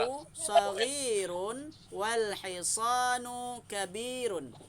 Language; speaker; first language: Arabic; non-native, fluent; Malay